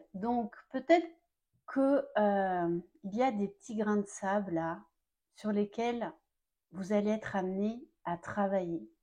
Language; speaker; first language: French; native; French